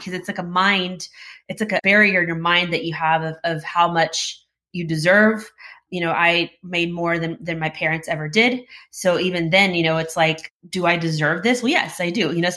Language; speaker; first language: English; native; English